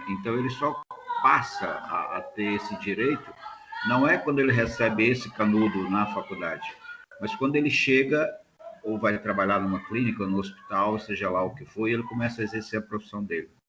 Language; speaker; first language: Portuguese; native; Portuguese